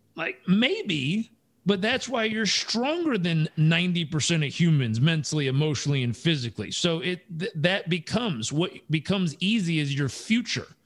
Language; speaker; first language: English; native; English